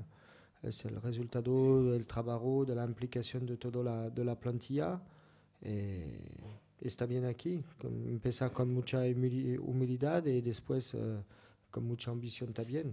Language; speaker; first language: Spanish; non-native, fluent; French